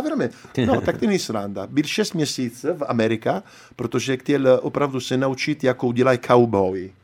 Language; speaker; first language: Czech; non-native, learner; Italian